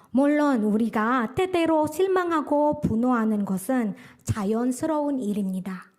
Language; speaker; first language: Korean; non-native, fluent; Indonesian